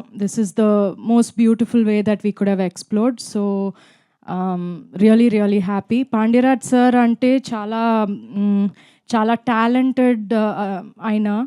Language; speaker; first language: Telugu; non-native, fluent; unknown